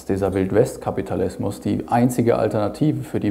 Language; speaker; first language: German; native; German